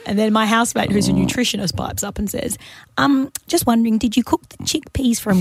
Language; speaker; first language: English; native; English